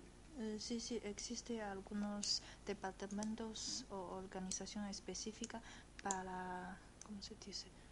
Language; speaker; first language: Spanish; non-native, fluent; Chinese